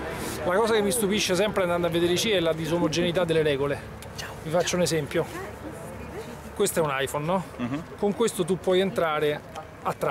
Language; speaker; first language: Italian; native; Italian